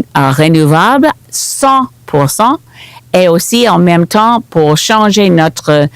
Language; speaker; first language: French; non-native, local second language; English